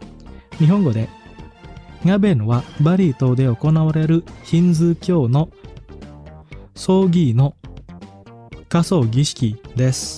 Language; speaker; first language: Japanese; non-native, fluent; Indonesian